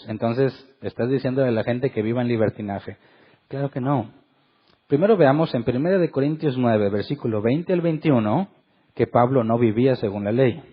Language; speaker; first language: Spanish; native; Spanish